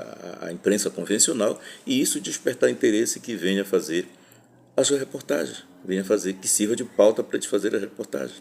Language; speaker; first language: Portuguese; native; Portuguese